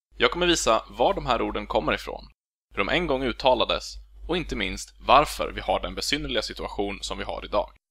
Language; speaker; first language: Swedish; native; Swedish